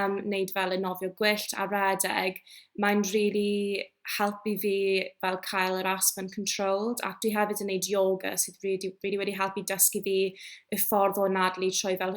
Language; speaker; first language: Welsh; non-native, local second language; English